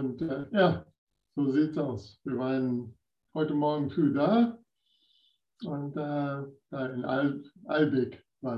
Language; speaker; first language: German; non-native, fluent; English